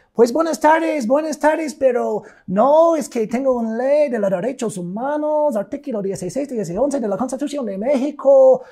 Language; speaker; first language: Spanish; non-native, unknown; English